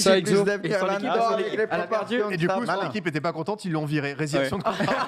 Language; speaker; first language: French; native; French